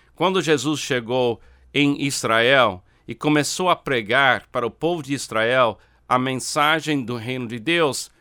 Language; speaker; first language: Portuguese; non-native, fluent; English